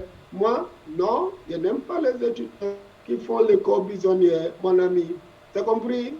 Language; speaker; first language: French; non-native, fluent; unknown